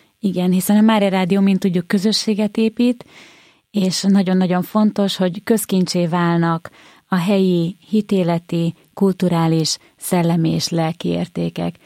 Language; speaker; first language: Hungarian; native; Hungarian